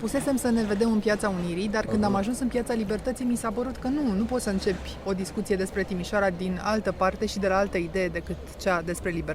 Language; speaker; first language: Romanian; native; Romanian